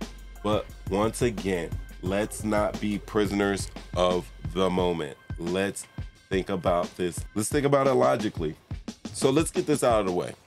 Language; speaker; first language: English; native; English